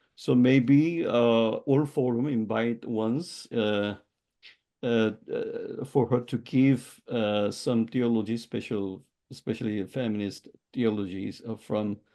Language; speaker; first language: English; non-native, learner; Korean